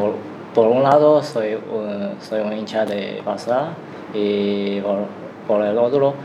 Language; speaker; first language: Spanish; non-native, learner; Chinese